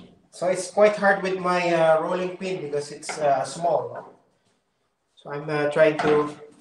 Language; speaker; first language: English; non-native, local second language; Filipino